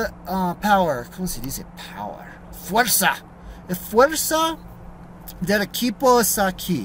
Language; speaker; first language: Spanish; non-native, learner; English